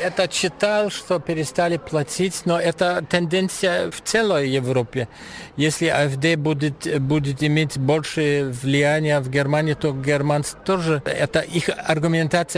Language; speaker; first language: Russian; non-native, fluent; German